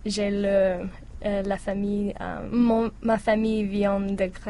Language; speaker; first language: French; non-native, learner; English